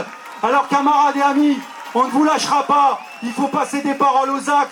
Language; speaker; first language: French; native; French